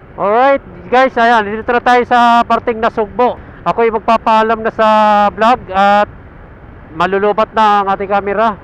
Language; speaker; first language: Filipino; native; Filipino